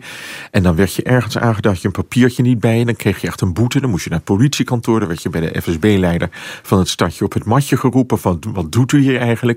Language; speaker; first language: Dutch; native; Dutch